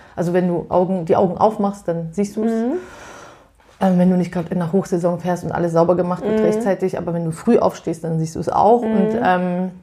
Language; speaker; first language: German; native; German